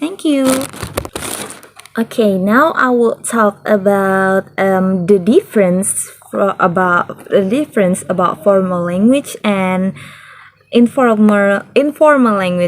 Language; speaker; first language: English; non-native, learner; Indonesian